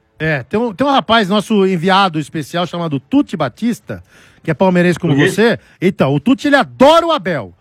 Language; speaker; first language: Portuguese; native; Portuguese